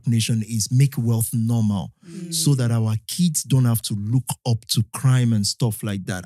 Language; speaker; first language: English; non-native, local second language; Yoruba